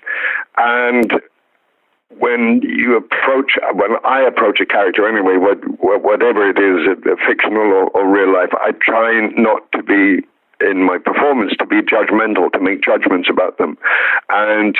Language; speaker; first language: English; native; English